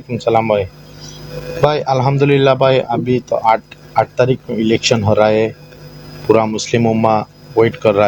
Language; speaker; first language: Hindi; non-native, fluent; Bangla